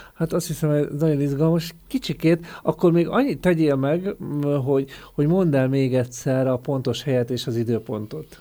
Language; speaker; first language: Hungarian; native; Hungarian